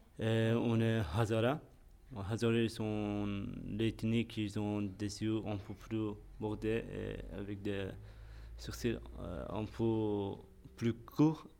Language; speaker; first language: French; non-native, fluent; Persian